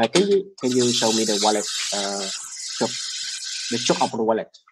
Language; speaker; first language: English; non-native, learner; Vietnamese